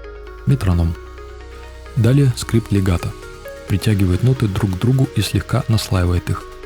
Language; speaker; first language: Russian; native; Russian